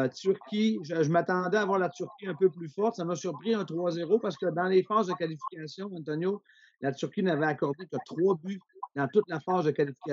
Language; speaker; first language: French; native; French